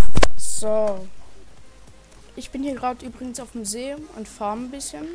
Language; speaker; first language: German; early bilingual, other home language; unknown